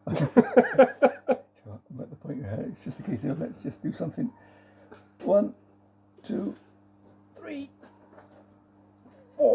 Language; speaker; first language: English; native; English